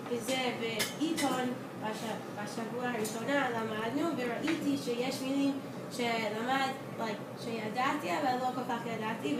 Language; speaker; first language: Hebrew; early bilingual, other home language; English